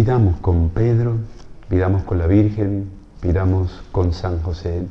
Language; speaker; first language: Spanish; native; Spanish